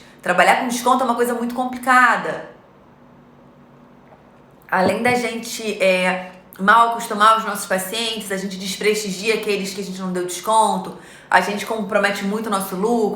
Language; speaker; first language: Portuguese; native; Portuguese